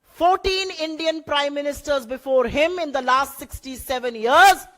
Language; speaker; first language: English; non-native, local second language; Hindi